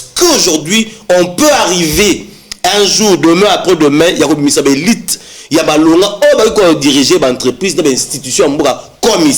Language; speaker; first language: French; non-native, local second language; Lingala